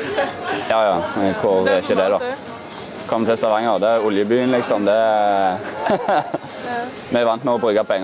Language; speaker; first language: Norwegian; native; Norwegian